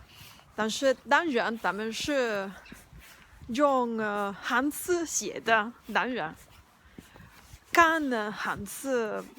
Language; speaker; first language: Chinese; non-native, learner; Spanish